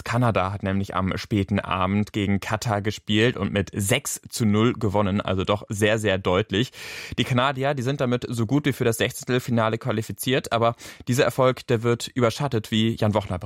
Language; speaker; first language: German; native; German